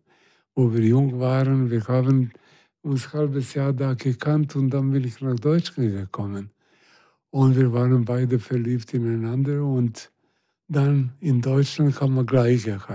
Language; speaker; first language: German; non-native, fluent; Serbian